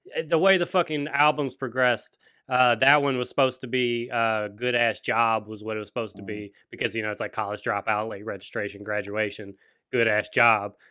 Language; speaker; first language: English; native; English